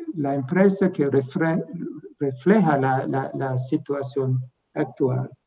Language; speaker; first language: Spanish; non-native, fluent; English